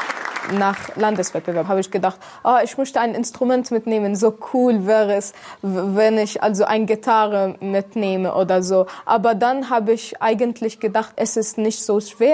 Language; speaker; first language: German; non-native, learner; Arabic